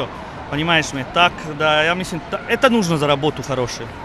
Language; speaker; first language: Russian; non-native, learner; Serbian